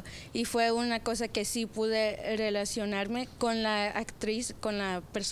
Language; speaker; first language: Spanish; early bilingual, other home language; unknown